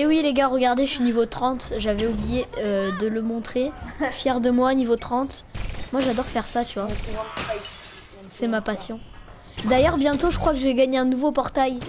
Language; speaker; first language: French; native; French